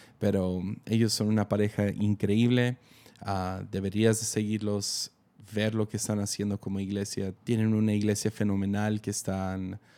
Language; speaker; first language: Spanish; native; Spanish